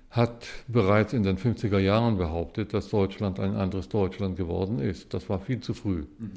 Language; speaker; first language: German; early bilingual, heritage; Hebrew